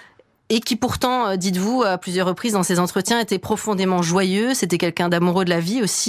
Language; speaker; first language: French; non-native, fluent; Czech